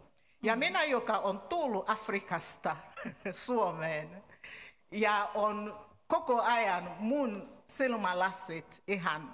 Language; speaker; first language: Finnish; non-native, learner; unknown